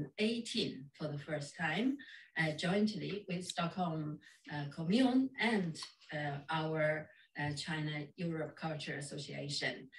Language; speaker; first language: English; non-native, fluent; Chinese